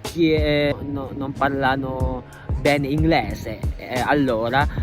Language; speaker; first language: Italian; non-native, learner; Indonesian